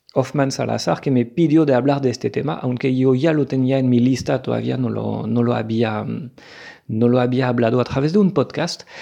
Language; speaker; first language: Spanish; non-native, fluent; French